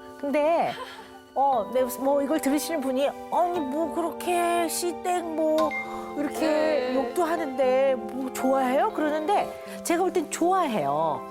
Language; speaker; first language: Korean; native; Korean